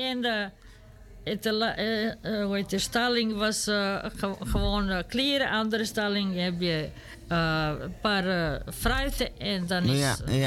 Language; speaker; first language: Dutch; non-native, learner; Serbian